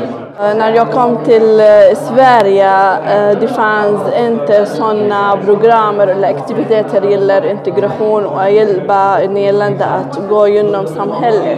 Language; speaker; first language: Swedish; non-native, learner; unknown